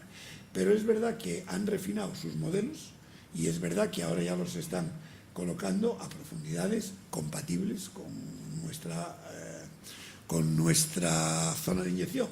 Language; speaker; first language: Spanish; native; Spanish